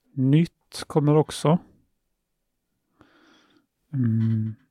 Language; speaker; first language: Swedish; early bilingual, other home language; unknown